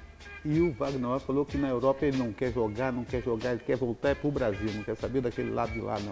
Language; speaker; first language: Portuguese; native; Portuguese